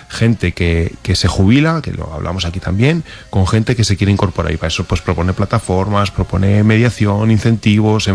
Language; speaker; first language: Spanish; native; Spanish